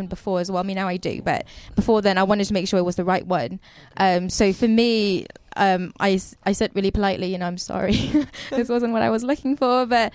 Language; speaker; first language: English; native; English